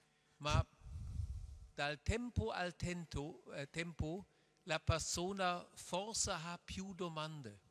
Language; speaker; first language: Italian; non-native, learner; German